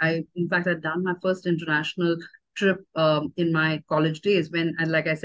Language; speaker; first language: English; non-native, local second language; Tamil